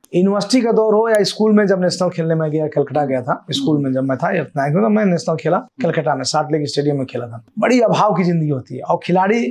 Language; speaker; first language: Hindi; native; Hindi